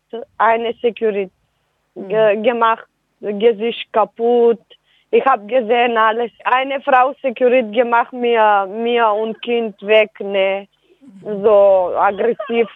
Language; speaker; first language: German; non-native, learner; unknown